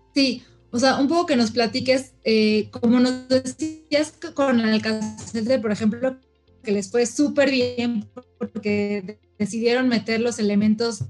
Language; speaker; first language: Spanish; native; Spanish